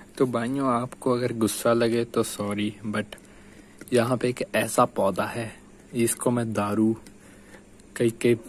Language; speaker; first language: Hindi; non-native, local second language; Punjabi